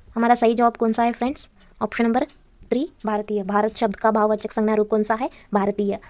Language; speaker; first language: Hindi; non-native, local second language; Kannada